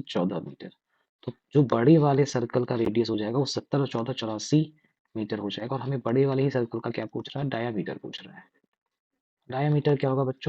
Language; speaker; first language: Hindi; native; Hindi